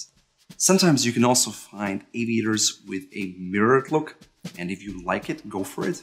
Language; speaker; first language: English; non-native, fluent; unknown